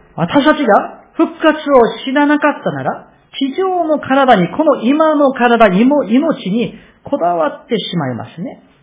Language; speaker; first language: Japanese; non-native, fluent; Korean